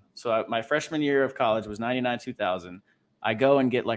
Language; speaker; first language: English; native; English